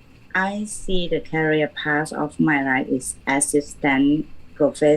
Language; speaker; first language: English; non-native, learner; Thai